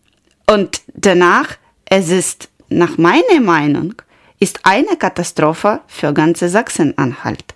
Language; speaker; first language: German; non-native, learner; Ukrainian